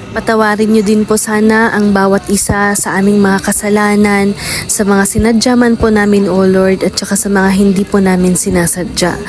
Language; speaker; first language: Filipino; non-native, local second language; Iloko